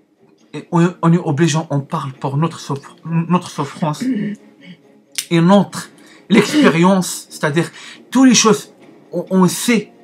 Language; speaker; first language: French; non-native, learner; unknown